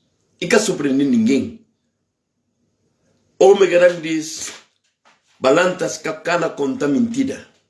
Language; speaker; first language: Portuguese; non-native, local second language; Upper Guinea Crioulo